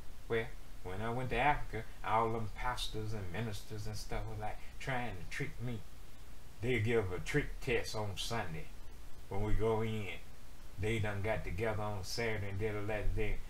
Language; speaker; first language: English; native; English